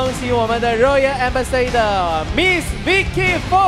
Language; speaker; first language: Chinese; native; Chinese